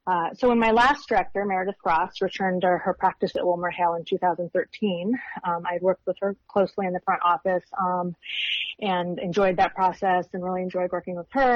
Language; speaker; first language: English; native; English